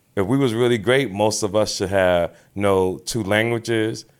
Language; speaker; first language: English; native; English